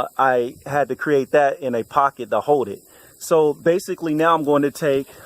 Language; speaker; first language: English; native; English